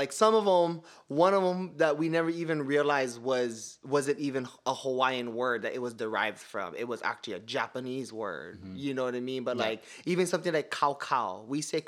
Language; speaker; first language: English; early bilingual, other home language; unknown